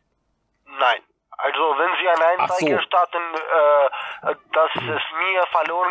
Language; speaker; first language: German; non-native, fluent; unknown